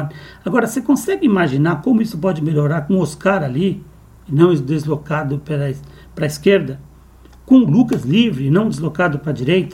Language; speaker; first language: Portuguese; native; Portuguese